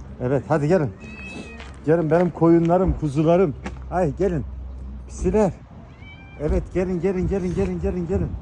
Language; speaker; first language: Turkish; native; Turkish